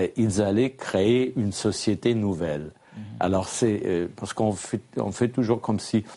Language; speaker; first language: French; non-native, fluent; German